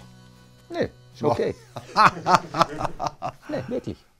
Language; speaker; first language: German; non-native, fluent; Dutch